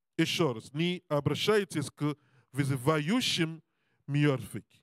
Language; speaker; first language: Russian; non-native, learner; Serbian